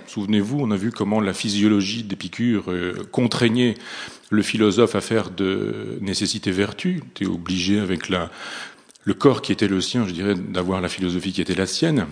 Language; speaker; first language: French; native; French